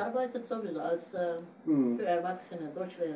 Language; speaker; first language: German; non-native, learner; Turkish